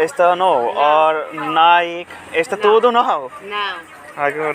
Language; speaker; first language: Portuguese; non-native, learner; Bangla